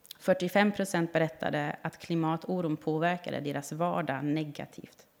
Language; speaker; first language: Swedish; non-native, fluent; German